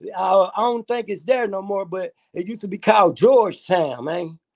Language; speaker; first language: English; native; English